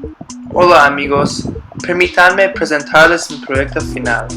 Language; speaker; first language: Spanish; non-native, learner; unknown